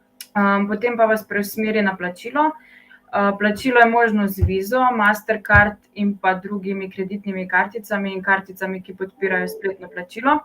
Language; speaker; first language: Slovenian; native; Slovenian